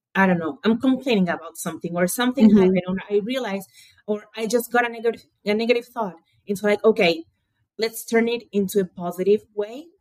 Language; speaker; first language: English; early bilingual, other home language; Portuguese